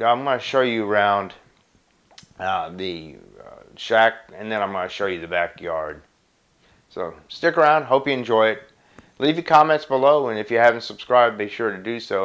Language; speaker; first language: English; native; English